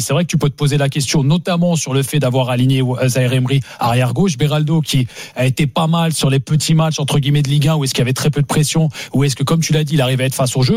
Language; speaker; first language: French; native; French